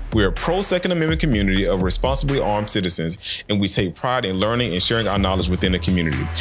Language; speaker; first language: English; native; English